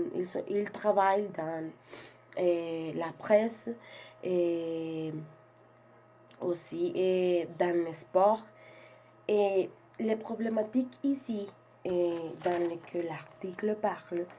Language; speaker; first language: French; non-native, learner; Spanish